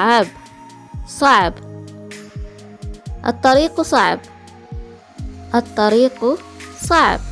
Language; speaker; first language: Arabic; non-native, fluent; Malayalam